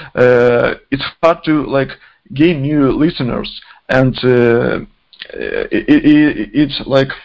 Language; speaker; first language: English; non-native, fluent; Ukrainian